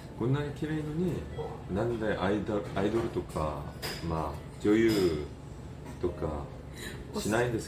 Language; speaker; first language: Japanese; non-native, learner; Korean